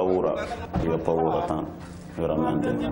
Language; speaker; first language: Italian; non-native, learner; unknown